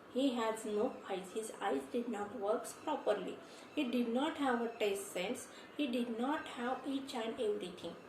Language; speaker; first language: English; non-native, local second language; Marathi